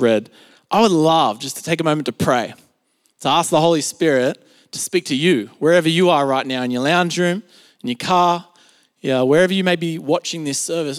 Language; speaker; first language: English; native; English